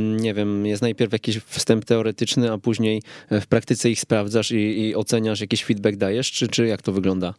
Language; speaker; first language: Polish; native; Polish